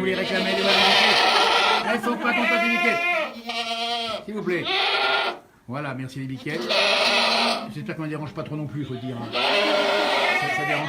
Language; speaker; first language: French; native; French